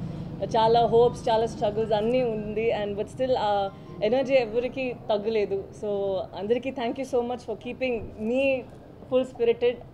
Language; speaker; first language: Telugu; non-native, fluent; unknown